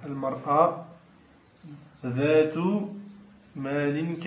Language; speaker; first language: Arabic; non-native, learner; French